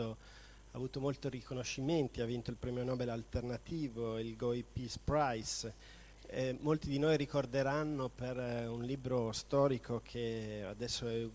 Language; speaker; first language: Italian; native; Italian